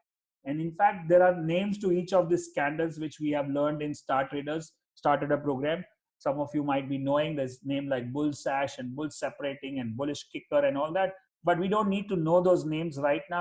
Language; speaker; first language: English; non-native, local second language; Hindi